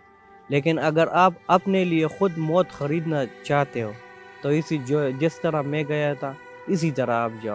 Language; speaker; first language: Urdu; non-native, local second language; Pashto